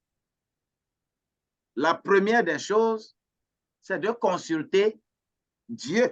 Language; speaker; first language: French; non-native, local second language; Ewe